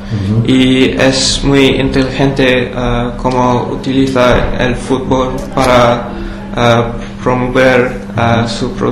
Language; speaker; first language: Spanish; non-native, learner; English